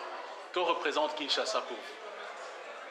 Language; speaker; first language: French; native; French